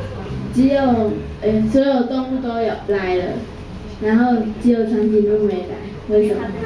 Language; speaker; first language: Chinese; native; Chinese